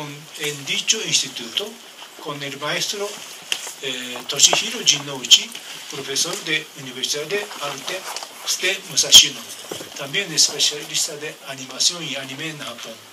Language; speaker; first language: Spanish; non-native, learner; Japanese